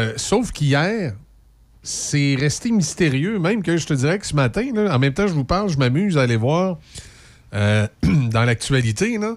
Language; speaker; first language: French; native; French